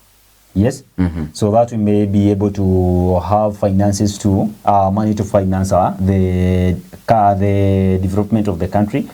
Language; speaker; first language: English; non-native, local second language; Swahili